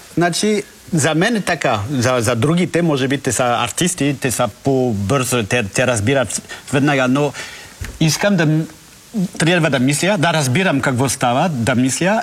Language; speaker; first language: Bulgarian; non-native, learner; French